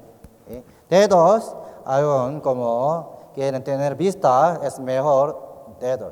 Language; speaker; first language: Spanish; non-native, learner; Korean